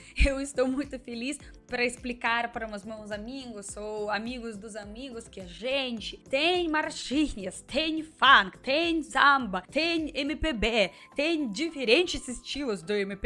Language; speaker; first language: Portuguese; non-native, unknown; Russian